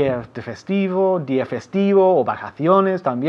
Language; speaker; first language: Spanish; non-native, fluent; English